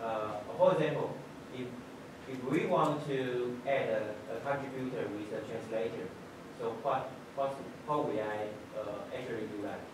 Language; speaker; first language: English; non-native, fluent; Chinese